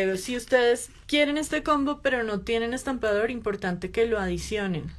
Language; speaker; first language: Spanish; native; Spanish